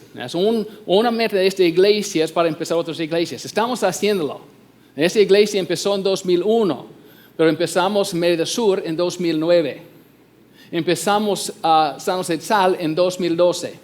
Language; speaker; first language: Spanish; non-native, fluent; English